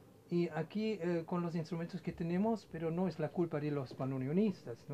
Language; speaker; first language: Spanish; non-native, fluent; German